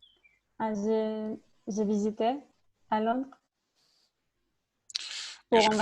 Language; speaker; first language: French; non-native, learner; English